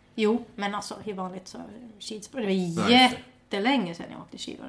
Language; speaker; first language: Swedish; native; Swedish